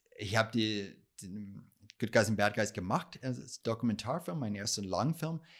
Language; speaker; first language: German; non-native, fluent; English